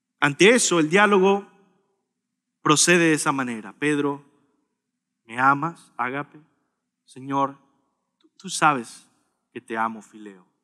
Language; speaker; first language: Spanish; native; Spanish